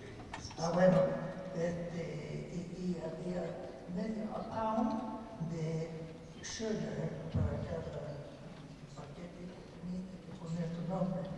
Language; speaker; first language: Spanish; non-native, fluent; English